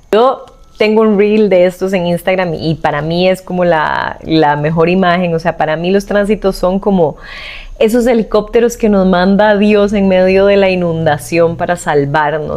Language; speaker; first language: Spanish; native; Spanish